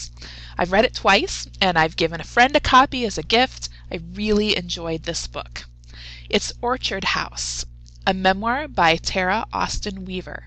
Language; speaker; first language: English; native; English